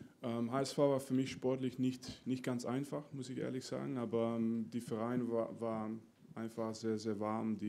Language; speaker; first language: German; non-native, fluent; French